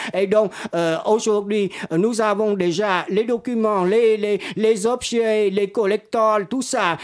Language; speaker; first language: French; non-native, fluent; Vietnamese